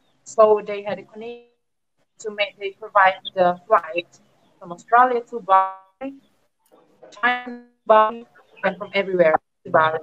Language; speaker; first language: English; non-native, learner; Indonesian